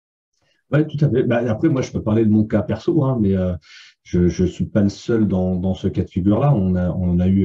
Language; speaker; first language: French; native; French